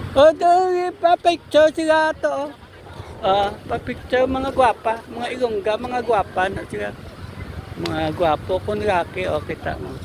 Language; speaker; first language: Filipino; non-native, local second language; Hiligaynon